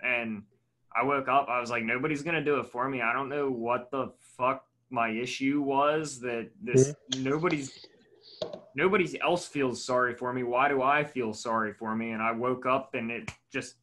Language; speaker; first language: English; native; English